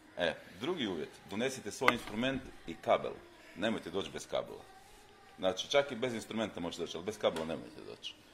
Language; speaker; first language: Croatian; native; Croatian